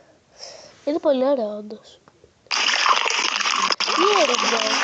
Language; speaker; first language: Greek; native; Greek